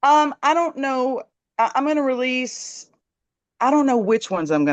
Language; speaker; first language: English; native; English